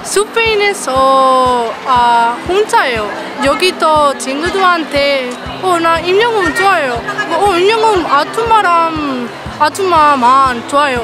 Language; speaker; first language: Korean; non-native, learner; Spanish